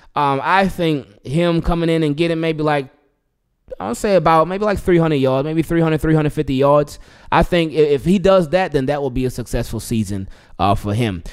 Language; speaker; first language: English; native; English